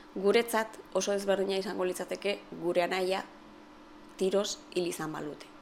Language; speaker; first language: Basque; native; Basque